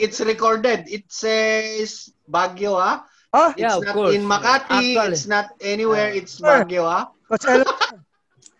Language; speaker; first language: English; non-native, local second language; Filipino